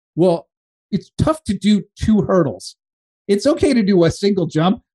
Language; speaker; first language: English; native; English